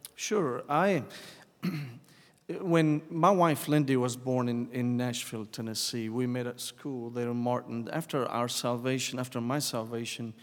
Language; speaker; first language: English; non-native, fluent; Arabic